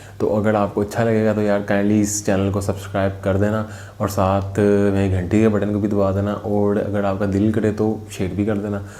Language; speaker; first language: Urdu; native; Urdu